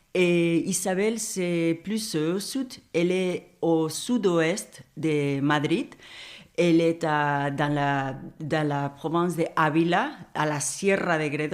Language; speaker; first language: French; non-native, fluent; Spanish